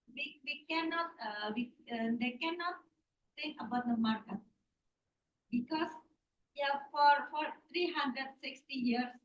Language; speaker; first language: English; non-native, learner; Indonesian